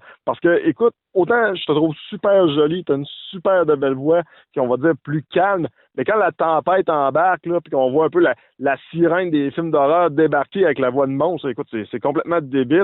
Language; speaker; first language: French; native; French